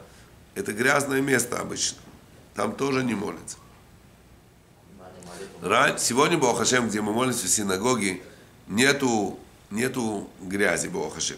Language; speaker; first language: Russian; native; Russian